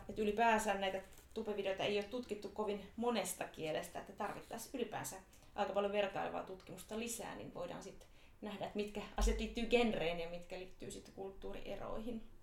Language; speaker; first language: Finnish; native; Finnish